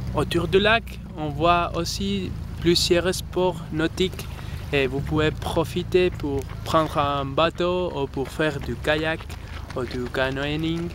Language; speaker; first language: French; non-native, fluent; Spanish